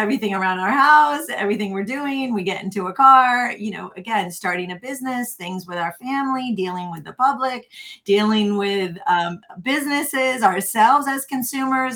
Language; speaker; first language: English; native; English